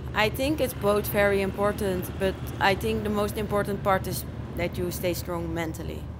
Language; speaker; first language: English; non-native, fluent; Dutch